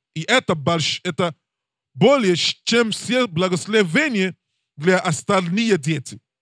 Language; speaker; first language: Russian; non-native, learner; English